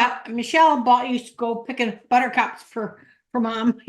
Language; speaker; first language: English; native; English